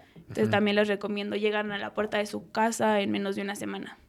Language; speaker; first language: Spanish; native; Spanish